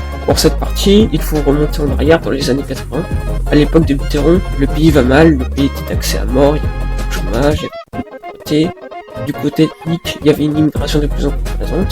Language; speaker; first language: French; native; French